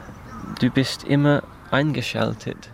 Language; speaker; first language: German; non-native, fluent; English